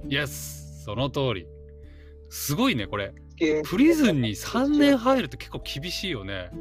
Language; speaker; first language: Japanese; native; Japanese